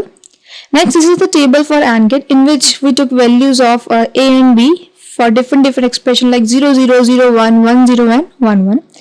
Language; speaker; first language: English; non-native, local second language; Hindi